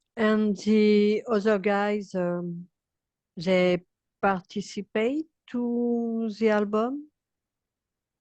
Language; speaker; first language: English; non-native, learner; French